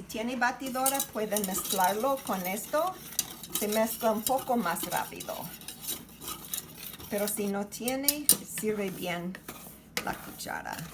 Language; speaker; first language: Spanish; non-native, learner; English